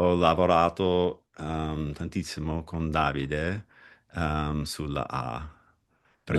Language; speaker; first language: Italian; non-native, fluent; English